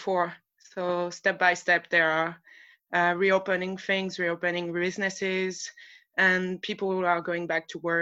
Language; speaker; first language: English; non-native, fluent; French